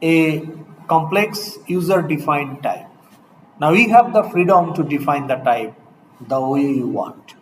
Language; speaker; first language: English; non-native, local second language; Bangla